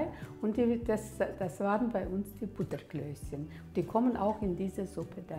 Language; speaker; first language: German; early bilingual, heritage; German